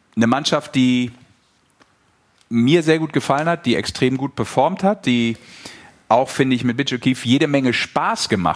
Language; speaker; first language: German; native; German